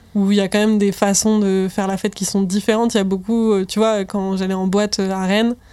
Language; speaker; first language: French; native; French